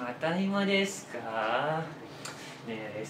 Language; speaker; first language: Japanese; non-native, learner; Malay